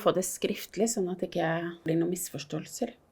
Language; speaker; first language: Norwegian; native; Norwegian